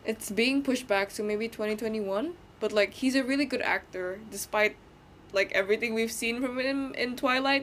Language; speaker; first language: English; non-native, fluent; Indonesian